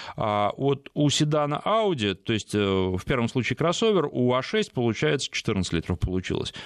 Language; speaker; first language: Russian; native; Russian